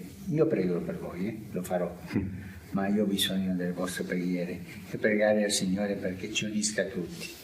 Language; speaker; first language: Italian; non-native, fluent; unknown